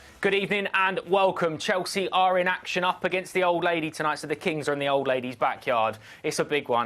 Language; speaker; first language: English; native; English